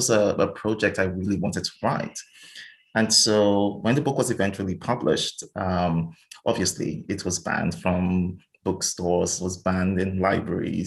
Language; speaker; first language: English; non-native, local second language; Igbo